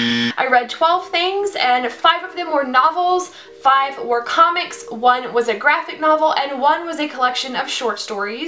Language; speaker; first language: English; native; English